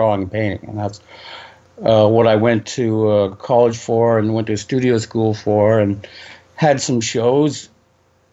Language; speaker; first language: English; native; English